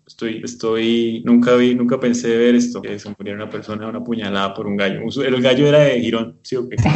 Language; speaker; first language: Spanish; native; Spanish